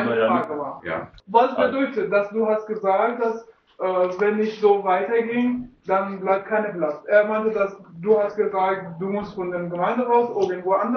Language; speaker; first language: German; non-native, learner; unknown